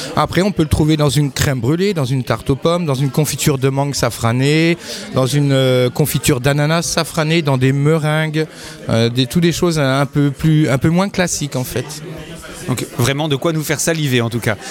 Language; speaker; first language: French; native; French